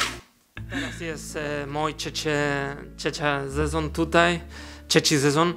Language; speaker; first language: Polish; non-native, learner; Spanish